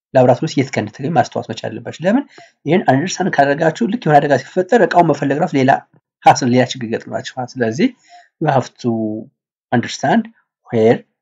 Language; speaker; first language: English; non-native, local second language; Amharic